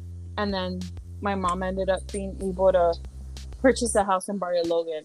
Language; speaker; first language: English; early bilingual, other home language; Spanish